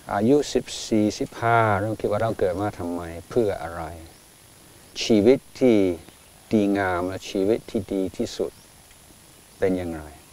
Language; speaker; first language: Thai; non-native, fluent; English